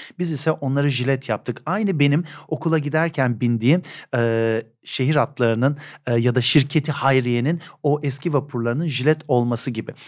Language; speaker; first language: Turkish; native; Turkish